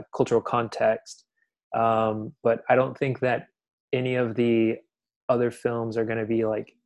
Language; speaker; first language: English; native; English